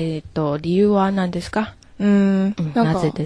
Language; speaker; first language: Japanese; non-native, learner; Chinese